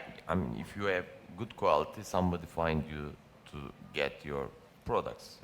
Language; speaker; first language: English; non-native, learner; Turkish